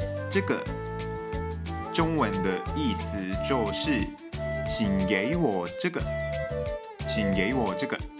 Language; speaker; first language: Chinese; non-native, fluent; Japanese